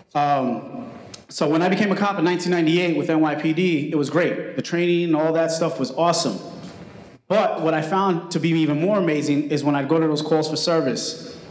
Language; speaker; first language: English; early bilingual, other home language; Spanish